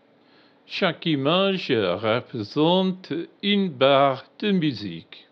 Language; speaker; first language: French; non-native, learner; English